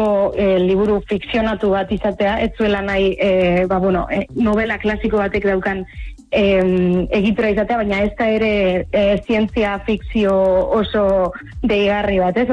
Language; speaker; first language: Basque; native; Basque